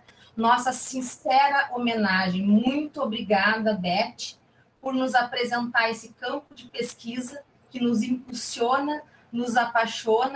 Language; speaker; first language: Portuguese; native; Portuguese